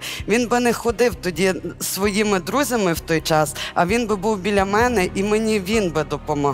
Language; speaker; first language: Ukrainian; native; Ukrainian